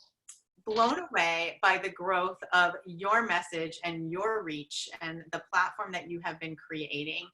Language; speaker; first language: English; native; English